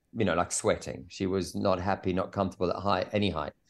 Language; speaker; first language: English; native; English